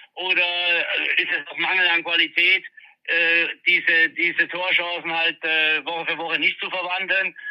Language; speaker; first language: German; native; German